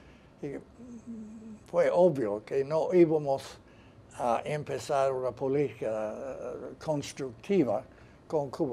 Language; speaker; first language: Spanish; non-native, fluent; English